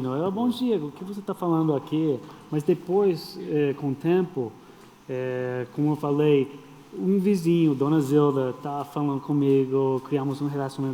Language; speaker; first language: Portuguese; non-native, fluent; English